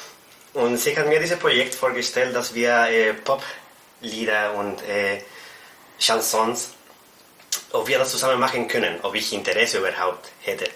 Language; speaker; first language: German; non-native, fluent; Spanish